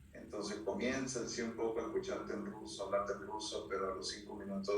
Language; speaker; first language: Spanish; early bilingual, heritage; Spanish